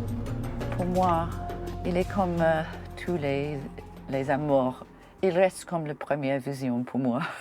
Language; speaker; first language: French; non-native, learner; English